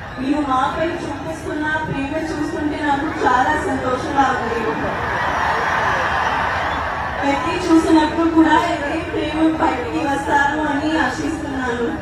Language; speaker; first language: Telugu; non-native, learner; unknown